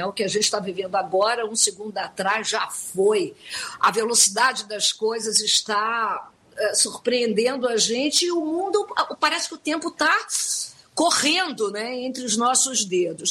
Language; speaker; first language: Portuguese; native; Portuguese